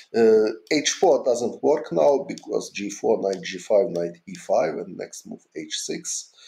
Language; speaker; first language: English; non-native, fluent; Ukrainian